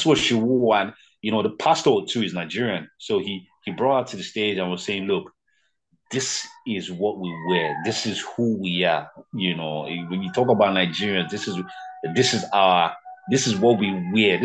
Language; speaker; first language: English; non-native, local second language; Yoruba